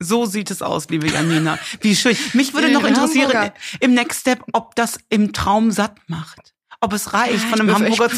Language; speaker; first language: German; native; German